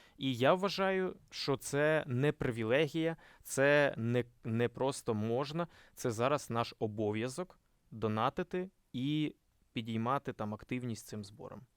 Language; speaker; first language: Ukrainian; non-native, local second language; Russian